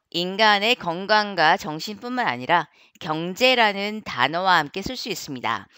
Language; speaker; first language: Korean; native; Korean